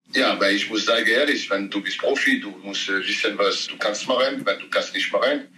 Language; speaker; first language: German; non-native, learner; French